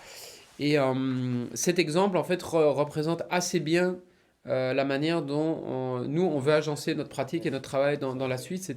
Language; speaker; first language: French; native; French